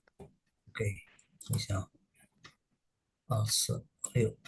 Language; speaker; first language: Chinese; non-native, learner; Indonesian